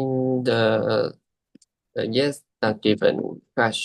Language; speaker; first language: English; non-native, learner; Chinese